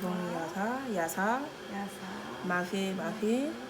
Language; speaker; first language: Korean; non-native, learner; French